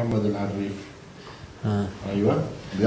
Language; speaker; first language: Arabic; native; Arabic